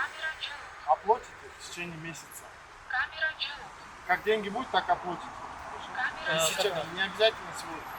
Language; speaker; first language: Russian; non-native, local second language; Kyrgyz